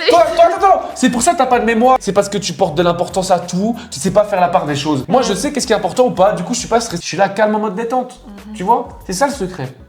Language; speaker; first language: French; native; French